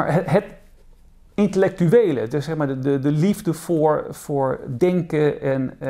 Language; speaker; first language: Dutch; native; Dutch